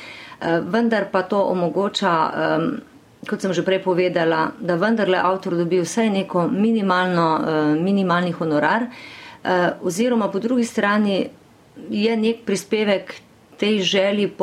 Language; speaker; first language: Slovenian; native; Slovenian